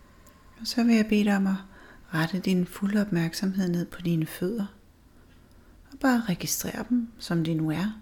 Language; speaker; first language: Danish; native; Danish